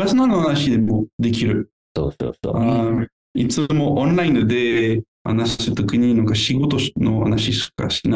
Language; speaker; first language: Japanese; non-native, learner; French